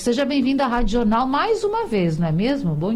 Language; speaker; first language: Portuguese; native; Portuguese